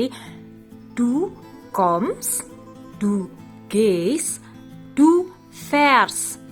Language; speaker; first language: German; non-native, fluent; Indonesian